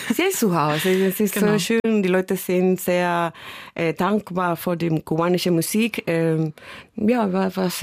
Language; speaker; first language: German; non-native, learner; Spanish